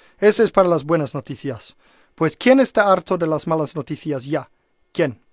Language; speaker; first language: Spanish; non-native, fluent; English